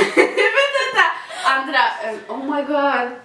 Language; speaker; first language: Swedish; early bilingual, other home language; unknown